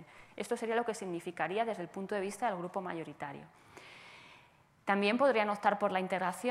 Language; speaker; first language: Spanish; native; Spanish